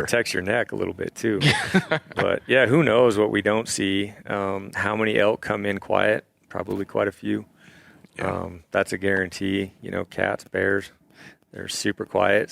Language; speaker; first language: English; native; English